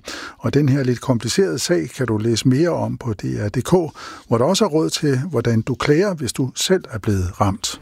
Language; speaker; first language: Danish; native; Danish